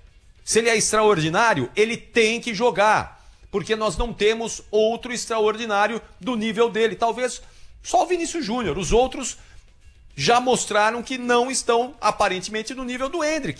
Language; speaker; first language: Portuguese; native; Portuguese